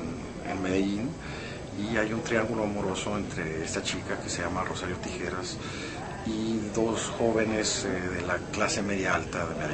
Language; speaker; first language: Spanish; native; Spanish